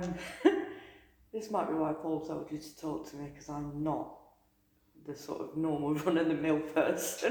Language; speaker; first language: English; native; English